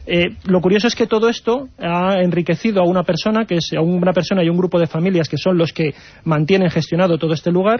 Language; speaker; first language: Spanish; native; Spanish